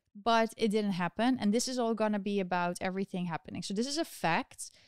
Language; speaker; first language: English; non-native, fluent; Dutch